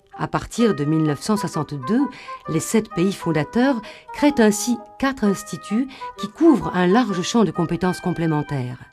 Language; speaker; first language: French; native; French